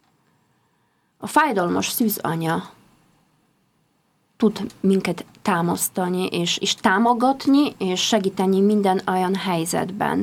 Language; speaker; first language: Hungarian; non-native, fluent; Polish